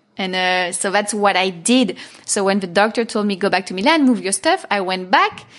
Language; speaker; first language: English; non-native, fluent; French